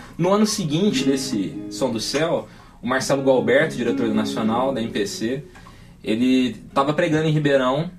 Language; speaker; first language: Portuguese; native; Portuguese